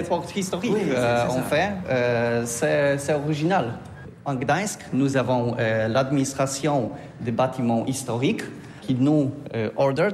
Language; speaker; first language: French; non-native, learner; Polish